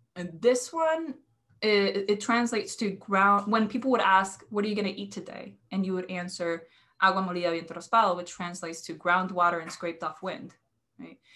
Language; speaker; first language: English; non-native, fluent; Spanish